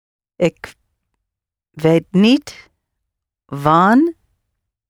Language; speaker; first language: Dutch; non-native, learner; English